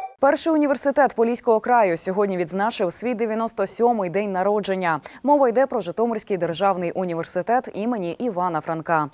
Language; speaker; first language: Ukrainian; native; Ukrainian